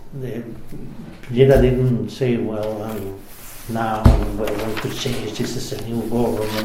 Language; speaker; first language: English; non-native, fluent; Spanish